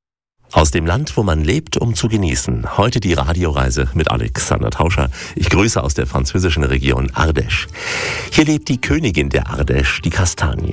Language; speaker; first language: German; native; German